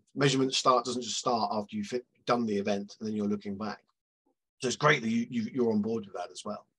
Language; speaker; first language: English; native; English